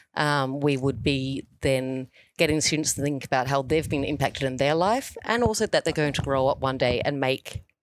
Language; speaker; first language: English; native; English